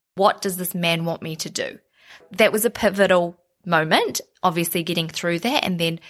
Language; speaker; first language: English; native; English